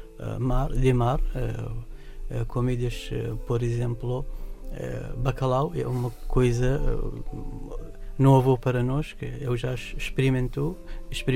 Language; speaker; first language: Portuguese; non-native, learner; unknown